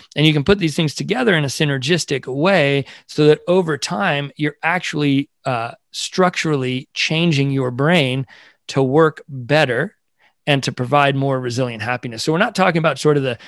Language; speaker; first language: English; native; English